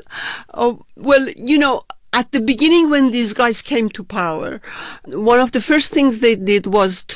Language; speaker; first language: English; non-native, fluent; Persian